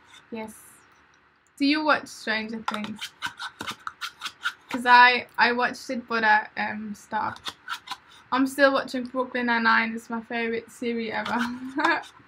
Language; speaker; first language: English; non-native, fluent; German